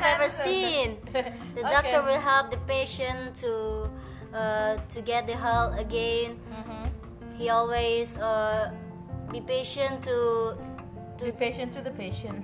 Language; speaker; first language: English; non-native, fluent; Indonesian